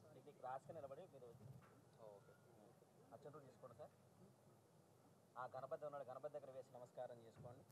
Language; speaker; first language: Telugu; native; Telugu